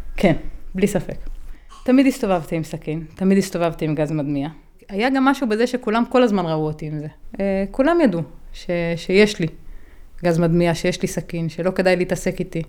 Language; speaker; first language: Hebrew; native; Hebrew